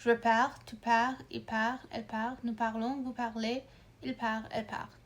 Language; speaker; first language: French; non-native, learner; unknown